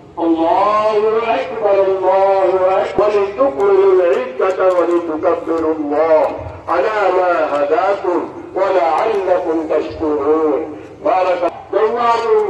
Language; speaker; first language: Arabic; non-native, fluent; Urdu